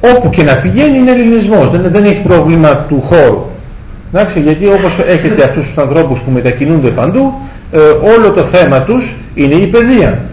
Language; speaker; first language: Greek; early bilingual, heritage; Greek